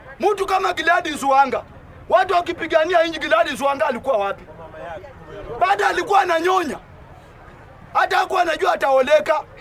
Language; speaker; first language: Swahili; native; Swahili